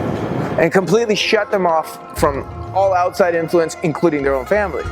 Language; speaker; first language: English; native; English